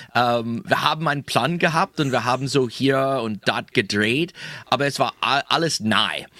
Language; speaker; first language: German; non-native, fluent; English